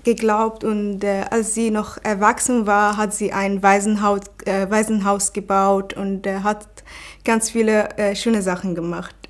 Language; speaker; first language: German; non-native, fluent; Arabic